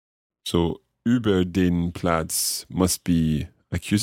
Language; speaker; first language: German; non-native, learner; English